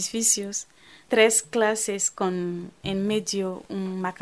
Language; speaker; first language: Spanish; non-native, fluent; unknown